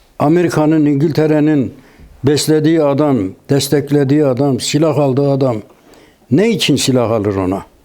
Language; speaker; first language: Turkish; non-native, local second language; Kurdish